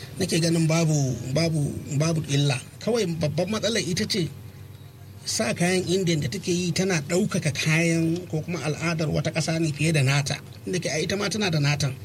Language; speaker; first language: Hausa; native; Hausa